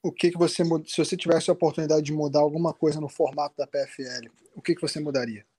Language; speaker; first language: Portuguese; native; Portuguese